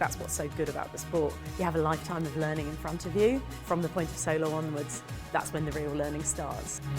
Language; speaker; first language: English; native; English